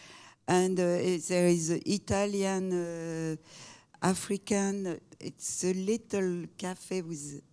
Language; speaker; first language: English; non-native, fluent; French